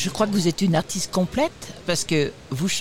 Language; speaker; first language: French; native; French